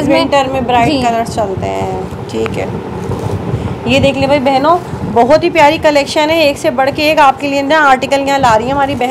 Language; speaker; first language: Urdu; native; Urdu